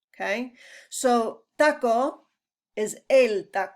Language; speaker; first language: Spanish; non-native, fluent; English